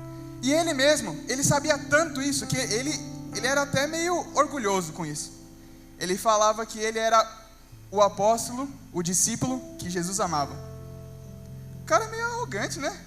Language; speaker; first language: Portuguese; native; Portuguese